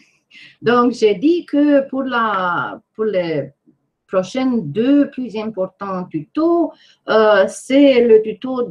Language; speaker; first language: French; non-native, fluent; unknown